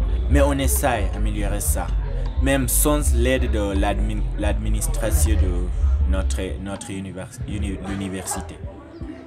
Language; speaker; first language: French; non-native, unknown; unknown